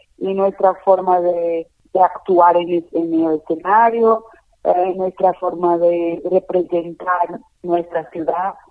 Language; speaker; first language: Spanish; non-native, fluent; Portuguese